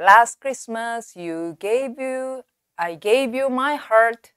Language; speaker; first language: English; non-native, fluent; Korean